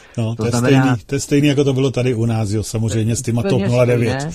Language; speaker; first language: Czech; native; Czech